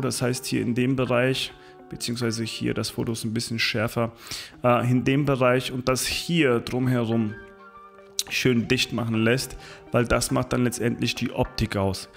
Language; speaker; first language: German; native; German